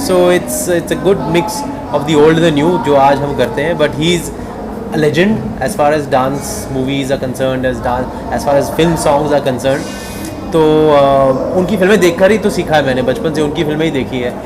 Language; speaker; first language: Hindi; native; Hindi